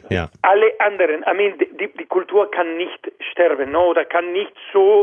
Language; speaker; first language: German; non-native, fluent; Spanish